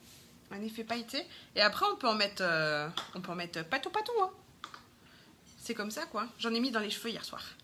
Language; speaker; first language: French; native; French